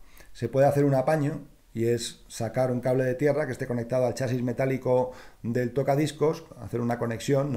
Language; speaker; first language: Spanish; native; Spanish